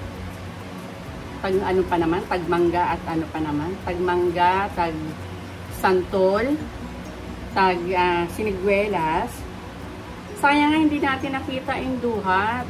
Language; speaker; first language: Filipino; native; Filipino